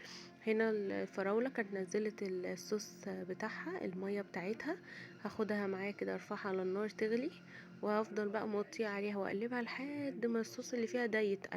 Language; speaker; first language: Arabic; native; Arabic